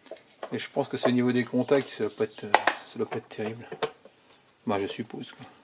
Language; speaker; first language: French; native; French